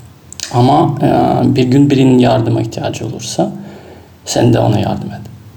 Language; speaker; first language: Turkish; non-native, fluent; Russian